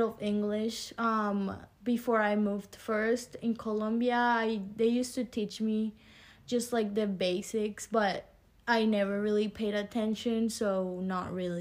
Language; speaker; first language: English; early bilingual, other home language; Spanish